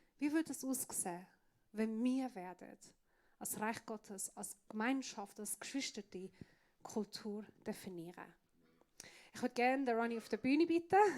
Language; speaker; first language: German; non-native, fluent; Persian